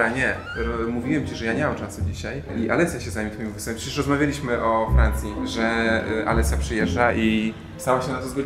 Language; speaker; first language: Polish; native; Polish